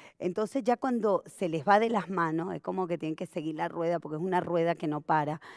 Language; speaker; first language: Spanish; native; Spanish